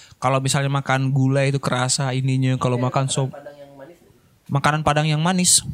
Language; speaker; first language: Indonesian; non-native, local second language; Minangkabau